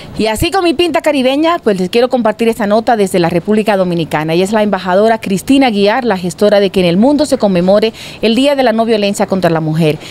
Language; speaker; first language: Spanish; native; Spanish